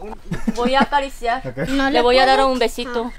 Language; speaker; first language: Spanish; non-native, fluent; Korean